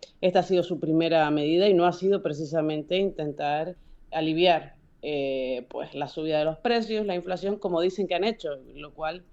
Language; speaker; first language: Spanish; native; Spanish